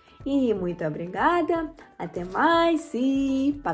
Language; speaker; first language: Portuguese; non-native, fluent; Russian